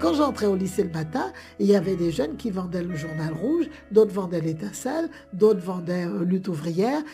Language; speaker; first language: French; native; French